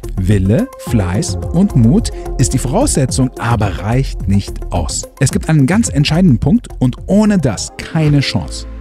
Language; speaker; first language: German; native; German